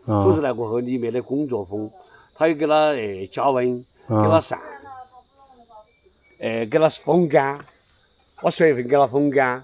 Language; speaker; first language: Chinese; native; Chinese